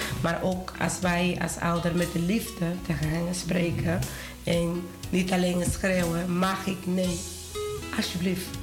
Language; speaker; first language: Dutch; non-native, learner; Spanish